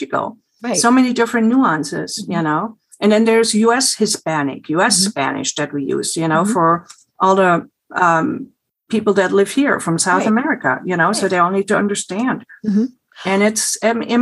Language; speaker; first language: English; non-native, fluent; German